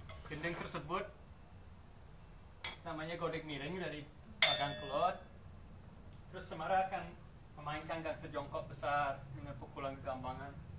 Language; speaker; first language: Indonesian; non-native, fluent; English